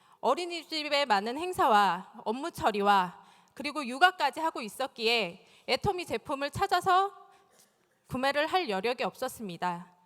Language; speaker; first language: Korean; native; Korean